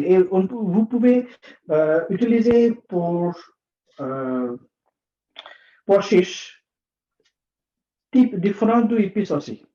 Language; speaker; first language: French; non-native, learner; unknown